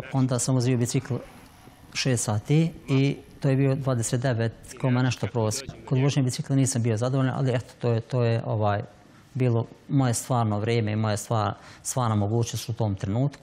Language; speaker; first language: Croatian; native; Croatian